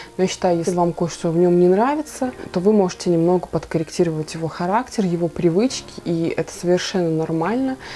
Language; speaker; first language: Russian; native; Russian